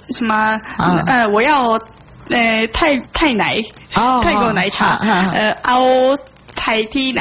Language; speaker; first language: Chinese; non-native, fluent; Japanese